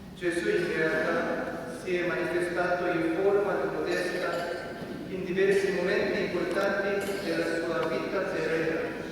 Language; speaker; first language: Italian; non-native, fluent; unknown